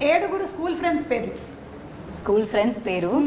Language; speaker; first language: Telugu; native; Telugu